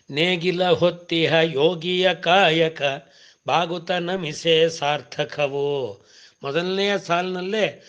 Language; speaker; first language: Kannada; non-native, local second language; Tamil